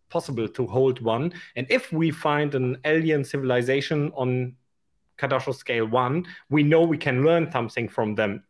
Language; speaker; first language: English; non-native, fluent; German